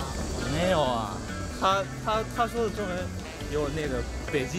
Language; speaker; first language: Chinese; non-native, fluent; Japanese